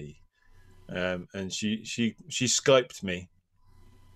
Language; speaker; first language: English; native; English